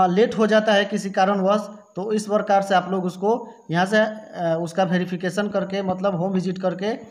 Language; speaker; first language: Hindi; native; Hindi